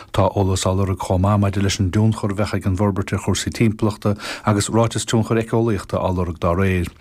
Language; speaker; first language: Irish; native; Irish